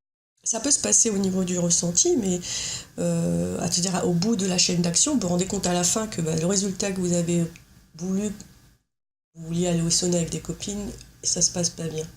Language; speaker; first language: French; native; French